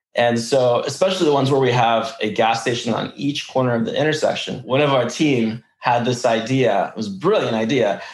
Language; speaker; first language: English; early bilingual, other home language; Russian